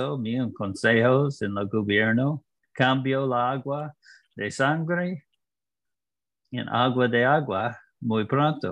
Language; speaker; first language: Spanish; non-native, learner; English